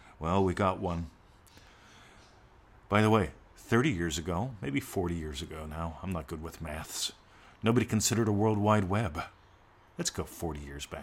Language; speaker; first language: English; native; English